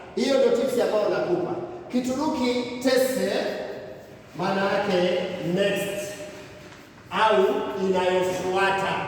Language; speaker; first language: Swahili; native; Swahili